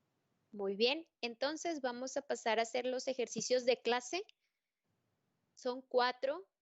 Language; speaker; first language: Spanish; native; Spanish